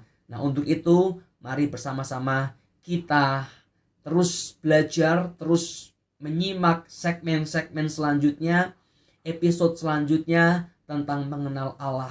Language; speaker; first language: Indonesian; native; Indonesian